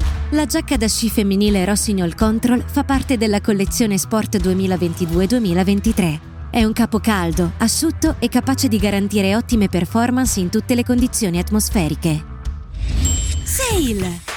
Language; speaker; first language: Italian; native; Italian